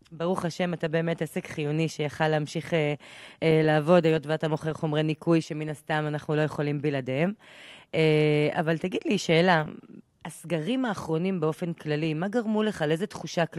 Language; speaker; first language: Hebrew; native; Hebrew